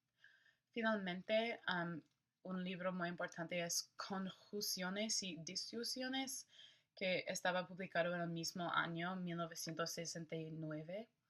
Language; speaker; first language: Spanish; non-native, learner; English